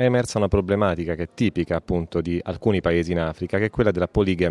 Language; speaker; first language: Italian; native; Italian